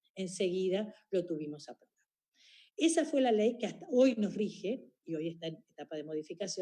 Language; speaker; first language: Spanish; native; Spanish